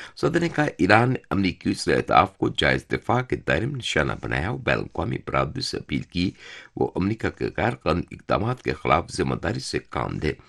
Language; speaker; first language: Urdu; non-native, fluent; Turkish